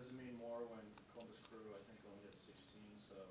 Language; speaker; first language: English; native; English